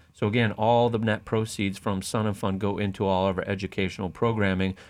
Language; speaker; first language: English; native; English